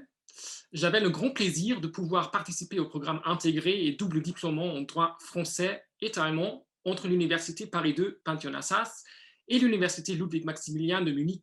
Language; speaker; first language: French; non-native, fluent; German